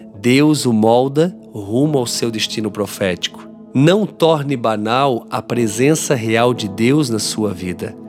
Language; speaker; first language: Portuguese; native; Portuguese